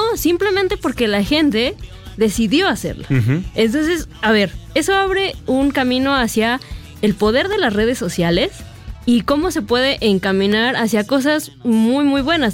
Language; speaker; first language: Spanish; native; Spanish